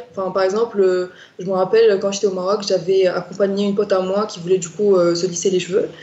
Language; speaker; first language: French; non-native, local second language; Arabic